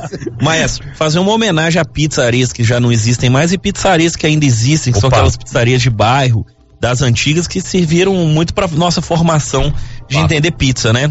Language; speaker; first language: Portuguese; native; Portuguese